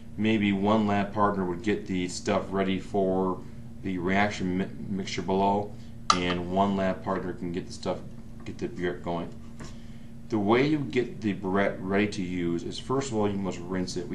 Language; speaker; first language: English; native; English